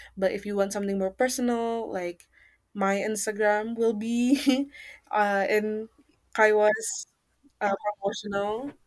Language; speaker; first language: English; non-native, fluent; Indonesian